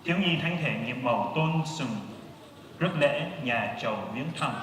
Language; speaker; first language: Vietnamese; early bilingual, other home language; English